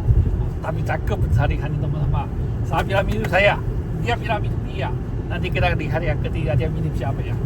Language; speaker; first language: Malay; non-native, fluent; Chinese